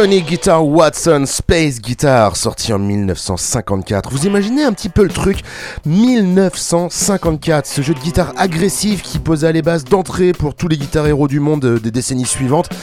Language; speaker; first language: French; native; French